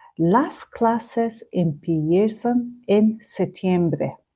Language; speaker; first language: Spanish; non-native, fluent; Mongolian